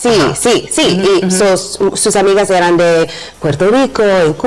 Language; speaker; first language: Spanish; non-native, learner; English